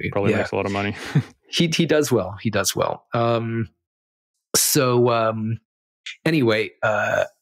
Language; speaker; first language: English; native; English